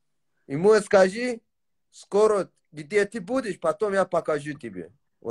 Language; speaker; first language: Russian; non-native, learner; Tajik